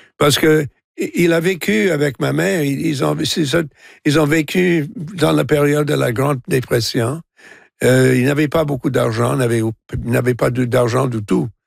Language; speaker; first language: French; non-native, local second language; English